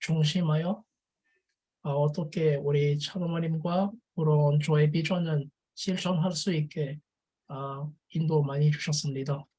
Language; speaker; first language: Korean; non-native, learner; French